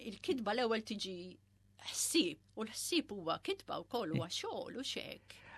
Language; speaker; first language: Maltese; early bilingual, heritage; Maltese